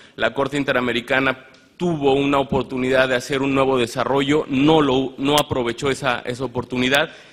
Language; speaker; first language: Spanish; native; Spanish